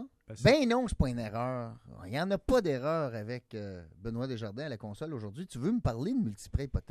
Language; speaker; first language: French; native; French